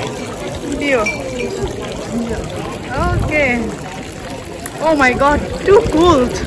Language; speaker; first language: English; non-native, local second language; Bangla